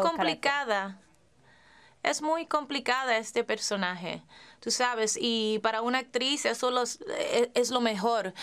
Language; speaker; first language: Spanish; early bilingual, heritage; English